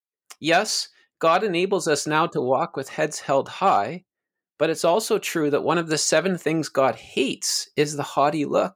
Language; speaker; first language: English; native; English